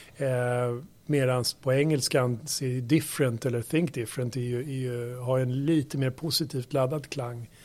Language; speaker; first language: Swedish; native; Swedish